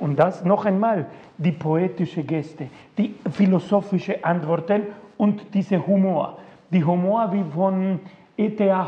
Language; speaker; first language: German; non-native, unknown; Spanish